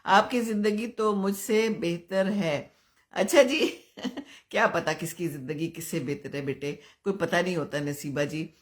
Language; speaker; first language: Urdu; non-native, local second language; Punjabi